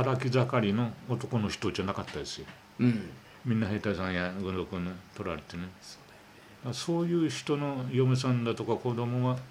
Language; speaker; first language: Japanese; native; Japanese